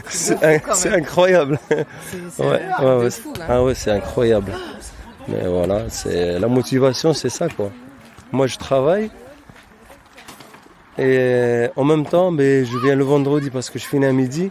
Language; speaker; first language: French; non-native, fluent; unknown